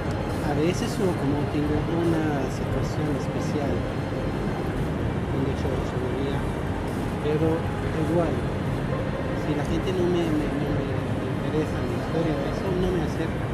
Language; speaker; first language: Spanish; non-native, learner; Arabic